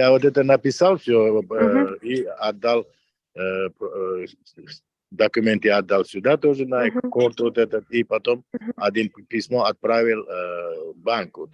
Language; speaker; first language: Russian; non-native, local second language; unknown